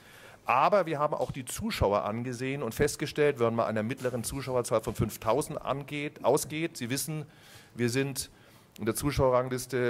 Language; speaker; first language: German; native; German